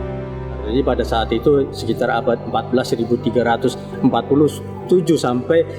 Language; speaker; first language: Malay; native; Malay